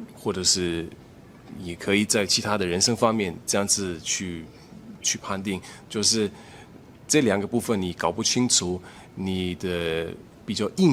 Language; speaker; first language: Chinese; non-native, fluent; German